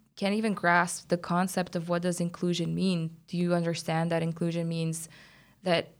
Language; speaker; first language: English; non-native, fluent; Bulgarian